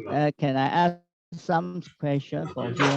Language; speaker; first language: English; non-native, learner; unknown